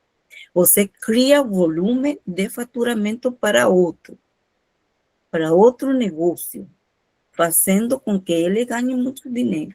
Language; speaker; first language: Portuguese; non-native, fluent; Spanish